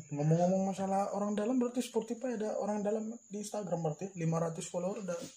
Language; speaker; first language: Indonesian; native; Indonesian